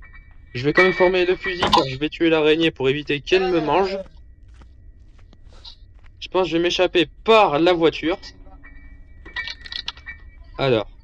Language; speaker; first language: French; native; French